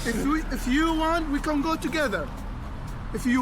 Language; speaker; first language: English; non-native, learner; Arabic